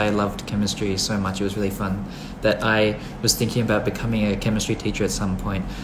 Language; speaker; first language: English; early bilingual, other home language; Thai